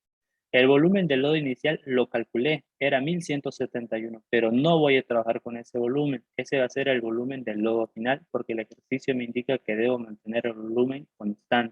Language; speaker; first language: Spanish; native; Spanish